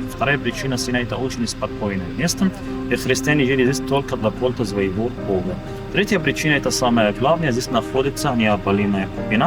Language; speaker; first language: Russian; non-native, fluent; Arabic